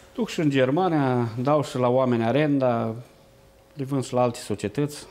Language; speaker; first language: Romanian; native; Romanian